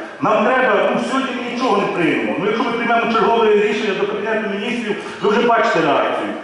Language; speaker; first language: Ukrainian; native; Ukrainian